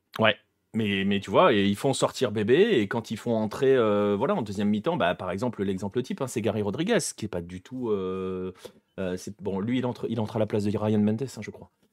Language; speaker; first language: French; native; French